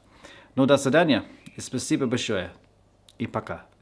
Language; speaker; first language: Russian; non-native, fluent; English